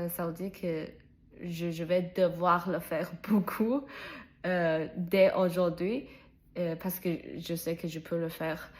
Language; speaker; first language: French; non-native, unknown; Chinese